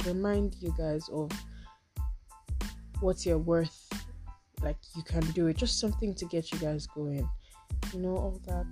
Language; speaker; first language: English; non-native, local second language; Yoruba